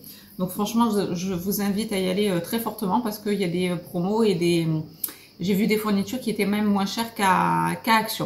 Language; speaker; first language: French; native; French